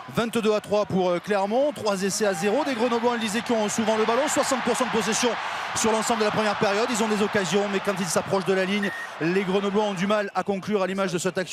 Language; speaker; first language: French; native; French